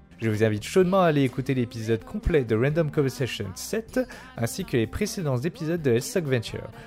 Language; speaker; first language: French; native; French